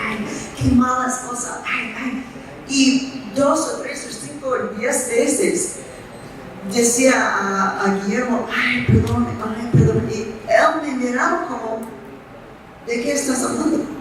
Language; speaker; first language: Spanish; non-native, fluent; English